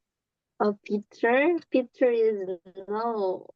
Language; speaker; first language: English; non-native, learner; Korean